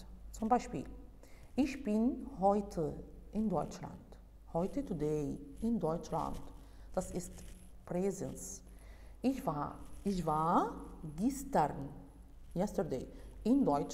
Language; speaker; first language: German; non-native, fluent; Arabic